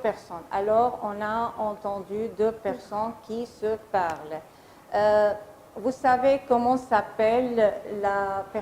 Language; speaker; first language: French; non-native, fluent; Arabic